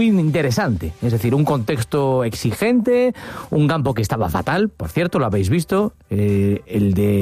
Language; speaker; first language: Spanish; native; Spanish